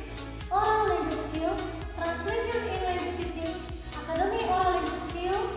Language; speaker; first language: English; non-native, fluent; Indonesian